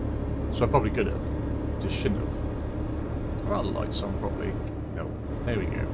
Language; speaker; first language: English; native; English